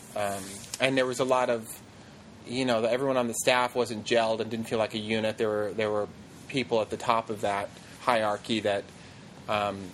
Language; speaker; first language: English; native; English